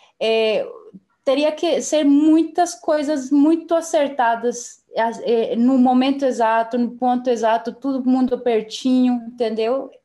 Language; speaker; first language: Portuguese; non-native, fluent; Spanish